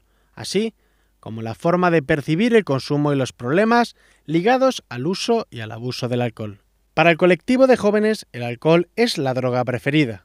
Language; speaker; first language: Spanish; native; Spanish